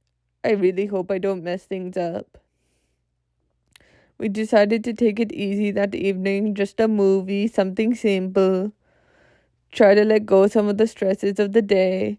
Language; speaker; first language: English; native; English